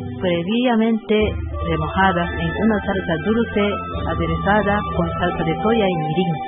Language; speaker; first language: Spanish; non-native, learner; Japanese